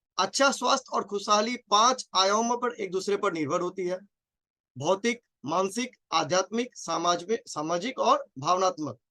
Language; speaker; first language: Hindi; native; Hindi